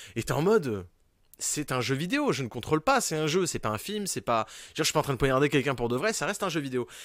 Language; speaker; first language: French; native; French